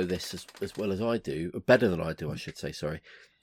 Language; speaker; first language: English; native; English